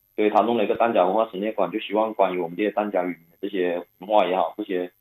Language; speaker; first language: Chinese; non-native, local second language; Cantonese